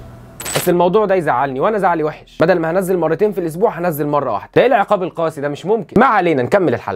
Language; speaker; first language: Arabic; native; Arabic